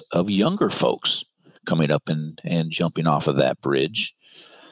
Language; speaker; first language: English; native; English